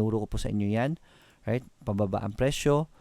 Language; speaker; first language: Filipino; native; Filipino